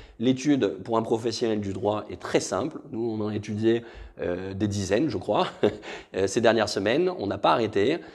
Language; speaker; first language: French; native; French